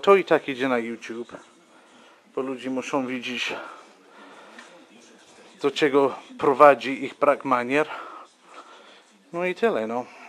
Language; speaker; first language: Polish; non-native, fluent; English